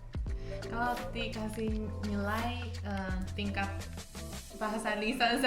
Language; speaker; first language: Indonesian; non-native, fluent; Chinese